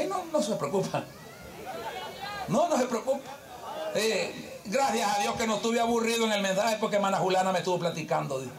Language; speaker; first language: Spanish; native; Spanish